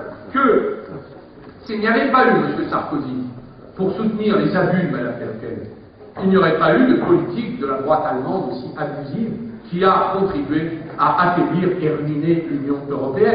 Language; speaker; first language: French; native; French